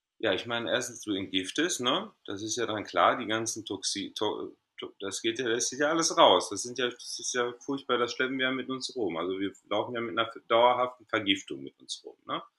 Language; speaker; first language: German; early bilingual, other home language; Greek